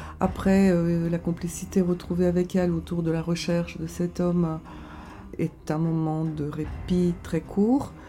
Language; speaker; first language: French; non-native, fluent; Bulgarian